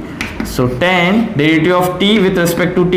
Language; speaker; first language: Hindi; native; Hindi